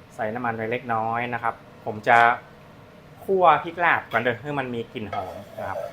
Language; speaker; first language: Thai; native; Thai